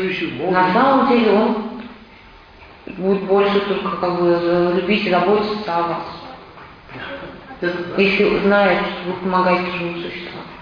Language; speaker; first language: Russian; native; Russian